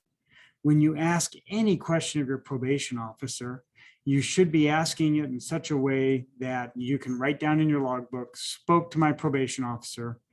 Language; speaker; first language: English; native; English